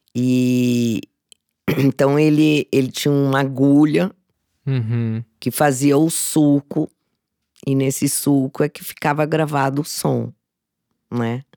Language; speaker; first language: Portuguese; native; Portuguese